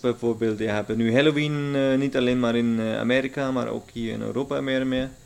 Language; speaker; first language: Dutch; non-native, learner; German